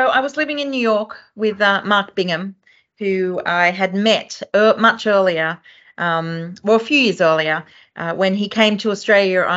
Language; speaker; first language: English; native; English